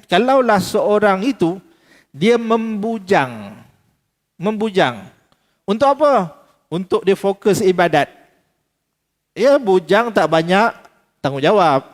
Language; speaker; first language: Malay; native; Malay